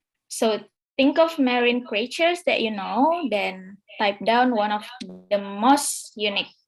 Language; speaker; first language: English; non-native, fluent; Indonesian